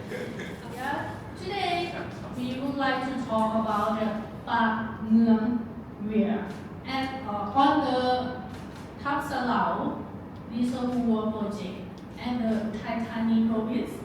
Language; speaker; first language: English; non-native, learner; Thai